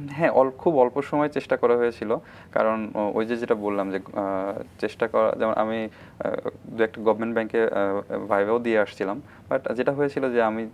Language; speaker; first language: Bangla; native; Bangla